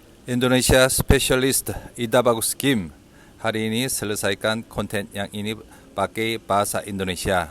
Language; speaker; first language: Indonesian; non-native, learner; Korean